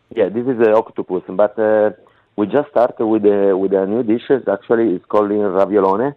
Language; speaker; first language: English; non-native, learner; Italian